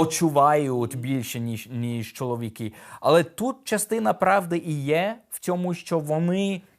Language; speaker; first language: Ukrainian; non-native, fluent; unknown